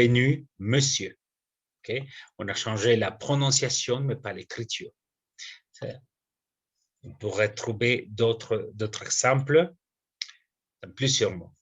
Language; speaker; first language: French; non-native, fluent; Spanish